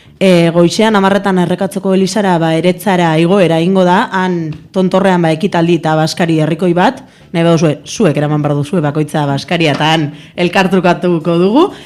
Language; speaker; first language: Basque; non-native, local second language; Spanish